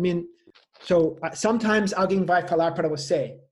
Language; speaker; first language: Portuguese; non-native, fluent; English